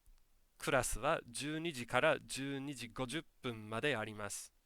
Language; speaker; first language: Japanese; non-native, fluent; English